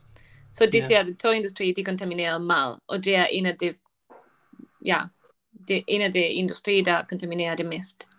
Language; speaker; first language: Danish; non-native, learner; Spanish